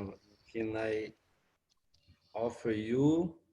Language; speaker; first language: English; non-native, learner; Portuguese